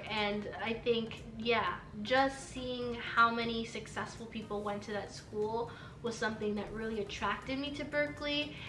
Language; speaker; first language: English; early bilingual, other home language; Spanish